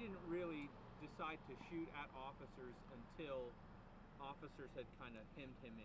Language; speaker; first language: English; native; English